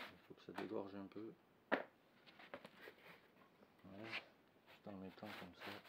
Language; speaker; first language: French; native; French